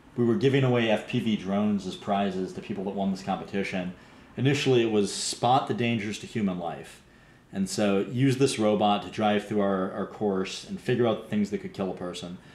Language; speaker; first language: English; native; English